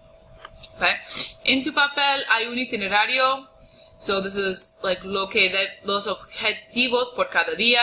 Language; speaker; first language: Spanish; non-native, fluent; English